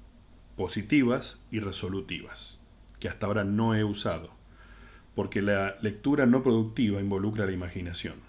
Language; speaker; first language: Spanish; native; Spanish